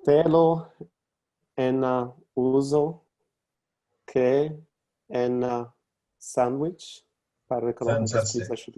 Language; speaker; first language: Greek; non-native, learner; English